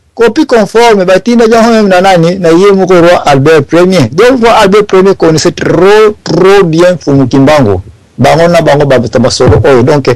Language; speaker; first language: French; non-native, local second language; Lingala